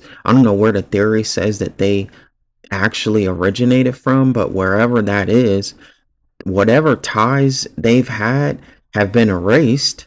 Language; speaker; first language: English; native; English